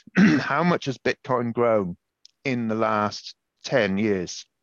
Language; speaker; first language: English; native; English